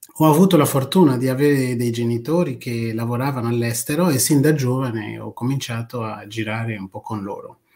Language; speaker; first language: Italian; non-native, fluent; Kinyarwanda